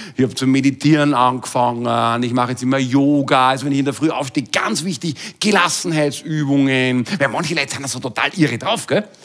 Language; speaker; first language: German; native; German